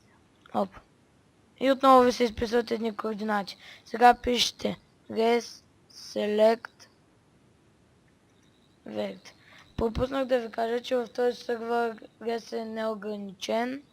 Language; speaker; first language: Bulgarian; native; Bulgarian